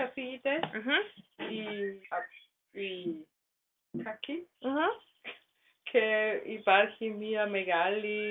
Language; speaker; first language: Greek; non-native, learner; German